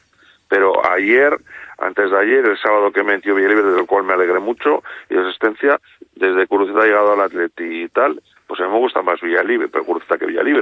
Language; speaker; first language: Spanish; native; Spanish